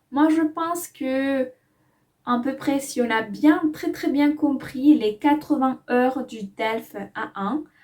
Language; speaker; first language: French; non-native, fluent; Spanish